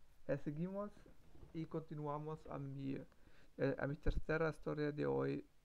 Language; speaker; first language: Spanish; non-native, learner; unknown